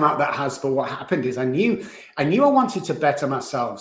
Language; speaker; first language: English; native; English